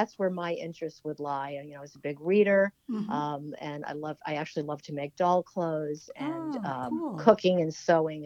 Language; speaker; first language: English; native; English